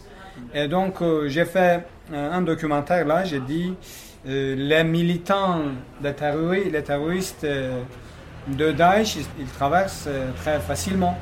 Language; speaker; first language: French; non-native, fluent; Kurdish